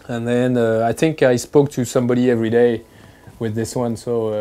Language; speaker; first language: English; non-native, fluent; French